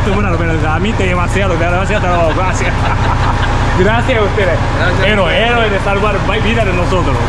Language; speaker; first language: Spanish; non-native, learner; Japanese